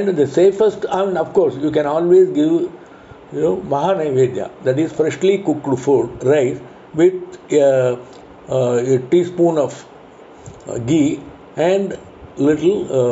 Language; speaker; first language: English; non-native, local second language; Tamil